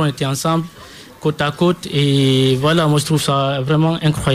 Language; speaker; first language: French; non-native, local second language; Fula